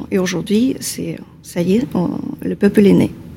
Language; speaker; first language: French; non-native, fluent; Ukrainian